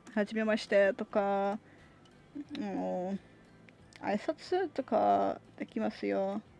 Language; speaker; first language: Japanese; non-native, learner; Dutch